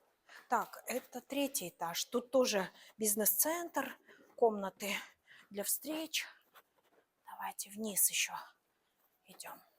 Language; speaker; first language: Russian; native; Russian